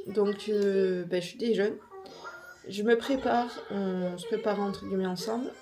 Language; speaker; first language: French; native; French